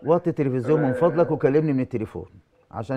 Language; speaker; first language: Arabic; native; Arabic